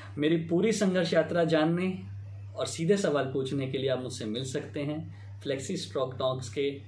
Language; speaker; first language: Hindi; native; Hindi